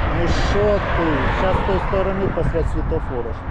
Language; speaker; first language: Ukrainian; native; Ukrainian